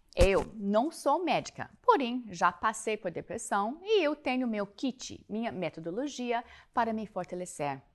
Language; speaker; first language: Portuguese; non-native, fluent; English